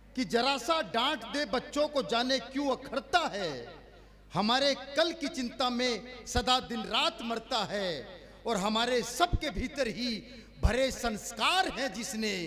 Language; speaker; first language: Hindi; native; Hindi